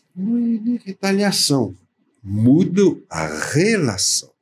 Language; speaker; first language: Portuguese; non-native, fluent; French